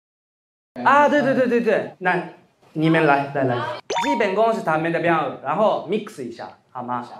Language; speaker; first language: Chinese; non-native, fluent; Japanese